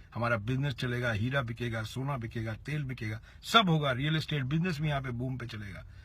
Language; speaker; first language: Hindi; native; Hindi